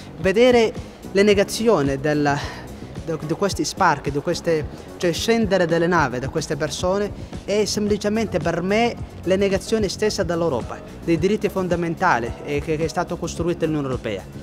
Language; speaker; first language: Italian; non-native, fluent; Somali